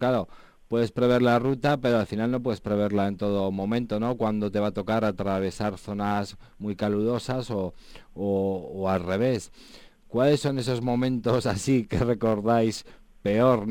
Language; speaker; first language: Spanish; native; Spanish